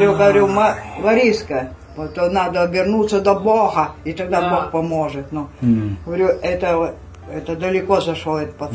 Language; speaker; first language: Russian; non-native, local second language; Ukrainian